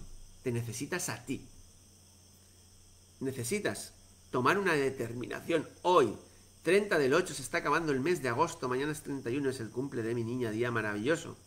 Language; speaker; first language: Spanish; native; Spanish